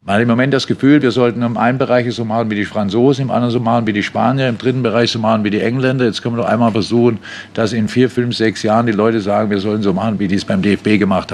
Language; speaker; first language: German; native; German